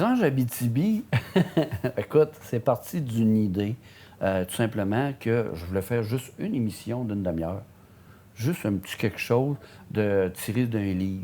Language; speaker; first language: French; native; French